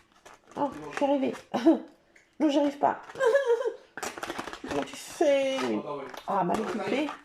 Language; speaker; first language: French; native; French